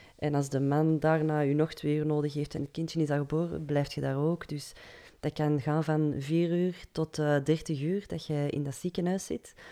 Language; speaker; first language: Dutch; native; Dutch